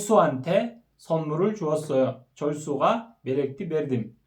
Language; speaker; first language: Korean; non-native, fluent; Kyrgyz